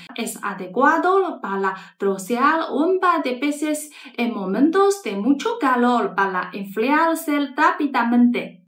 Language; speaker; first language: Spanish; non-native, fluent; Chinese